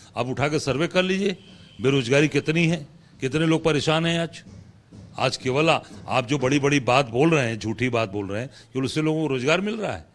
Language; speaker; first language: Hindi; native; Hindi